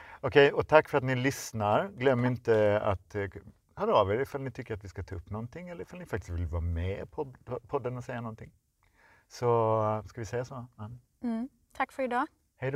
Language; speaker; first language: Swedish; native; Swedish